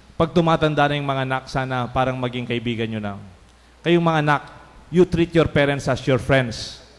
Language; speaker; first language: Filipino; non-native, local second language; Pampanga